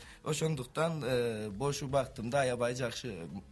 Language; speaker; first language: Kyrgyz; non-native, learner; Turkish